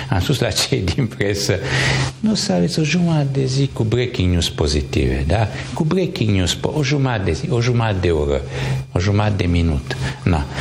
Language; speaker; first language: Romanian; non-native, local second language; Hungarian